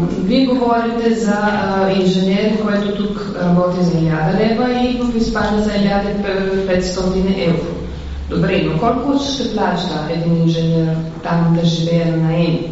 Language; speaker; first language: Bulgarian; non-native, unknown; Italian